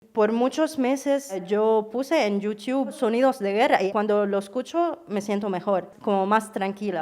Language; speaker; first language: Spanish; non-native, fluent; Arabic